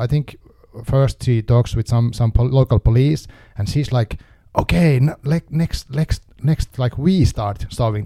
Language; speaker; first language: English; non-native, fluent; Finnish